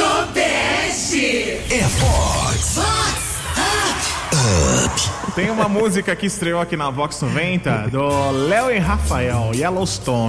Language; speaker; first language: Portuguese; native; Portuguese